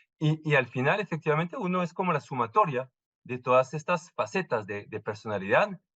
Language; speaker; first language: Spanish; non-native, fluent; French